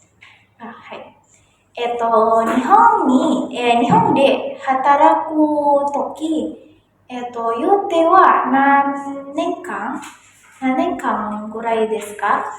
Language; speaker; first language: Japanese; non-native, learner; Indonesian